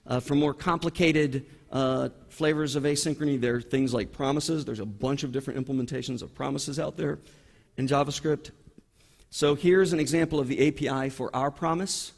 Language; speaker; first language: English; native; English